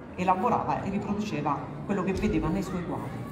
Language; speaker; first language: Italian; native; Italian